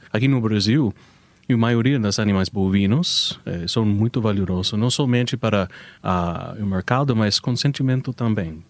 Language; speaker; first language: Portuguese; non-native, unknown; English